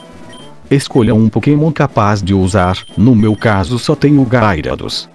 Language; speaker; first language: Portuguese; native; Portuguese